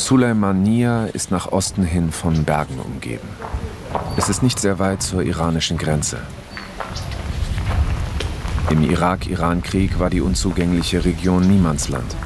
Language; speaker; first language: German; native; German